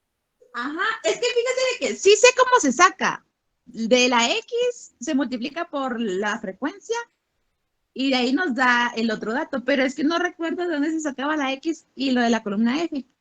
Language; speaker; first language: Spanish; native; Spanish